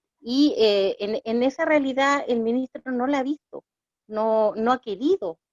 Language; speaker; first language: Spanish; native; Spanish